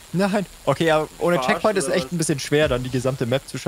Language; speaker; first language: German; native; German